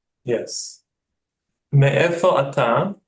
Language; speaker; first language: Hebrew; non-native, fluent; English